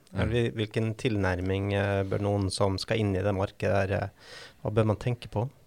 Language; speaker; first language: Norwegian; native; Norwegian